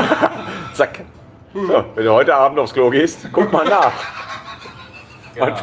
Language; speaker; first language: German; native; German